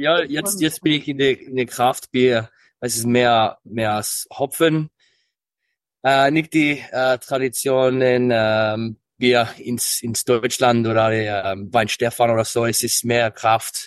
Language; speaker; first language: German; early bilingual, heritage; English